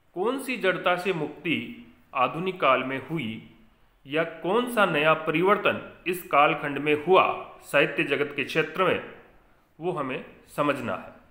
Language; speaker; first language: Hindi; native; Hindi